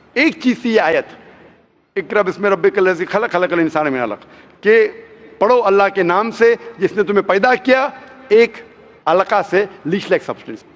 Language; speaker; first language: Hindi; non-native, local second language; Konkani